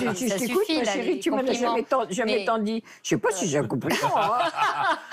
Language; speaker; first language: French; native; French